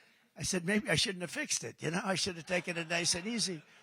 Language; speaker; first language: English; native; English